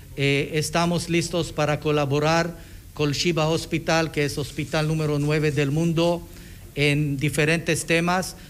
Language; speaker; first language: Spanish; non-native, fluent; Hebrew